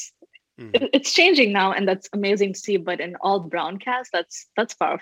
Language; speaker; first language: English; non-native, fluent; Tamil